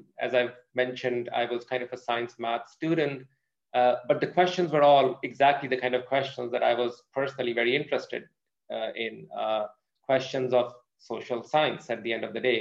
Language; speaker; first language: English; non-native, local second language; Urdu